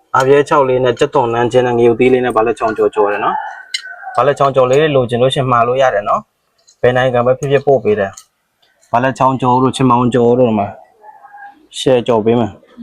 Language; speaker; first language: Burmese; native; Burmese